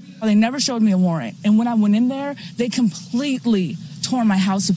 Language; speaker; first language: English; native; English